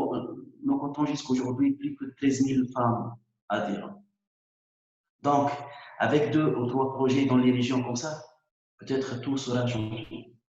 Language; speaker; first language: French; non-native, local second language; Arabic